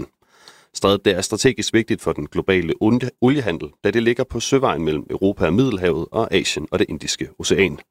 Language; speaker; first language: Danish; native; Danish